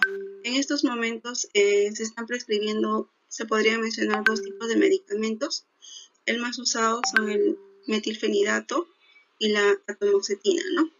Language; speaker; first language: Spanish; native; Spanish